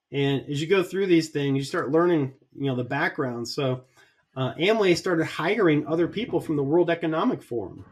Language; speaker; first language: English; native; English